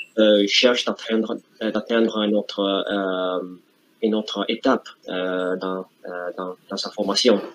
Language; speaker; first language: French; non-native, fluent; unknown